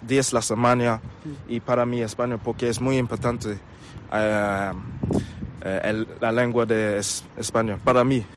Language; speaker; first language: Spanish; non-native, learner; English